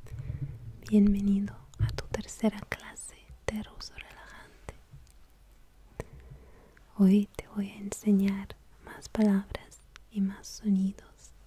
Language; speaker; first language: Spanish; non-native, fluent; Russian